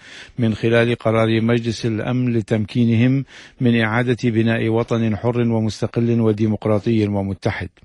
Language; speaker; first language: Arabic; native; Arabic